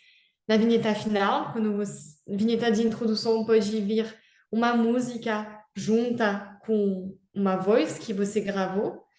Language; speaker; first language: Portuguese; non-native, fluent; French